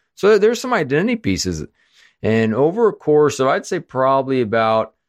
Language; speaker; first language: English; native; English